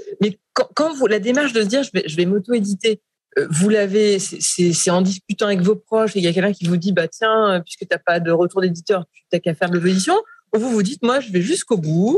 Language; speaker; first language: French; native; French